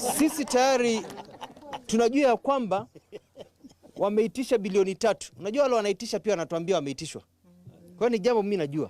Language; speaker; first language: Swahili; non-native, local second language; Kamba